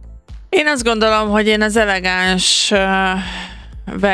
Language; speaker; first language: Hungarian; native; Hungarian